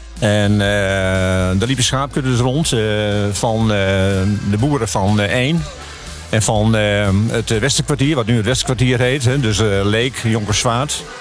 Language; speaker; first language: Dutch; native; Dutch